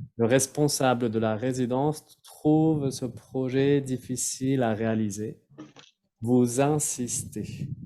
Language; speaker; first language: French; native; French